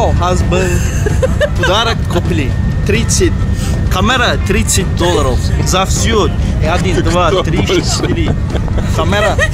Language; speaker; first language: Russian; non-native, learner; Turkish